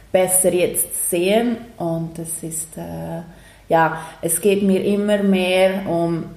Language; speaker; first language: German; native; German